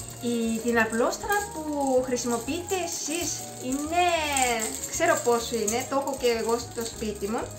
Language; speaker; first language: Greek; non-native, fluent; Japanese